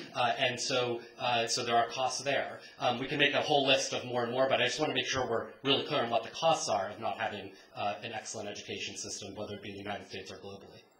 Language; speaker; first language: English; native; English